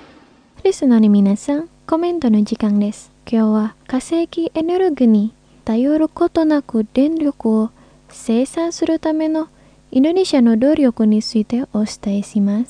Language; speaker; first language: Japanese; non-native, fluent; Indonesian